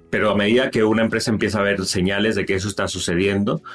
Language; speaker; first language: Spanish; native; Spanish